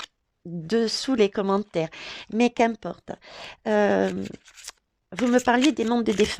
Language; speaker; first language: French; native; French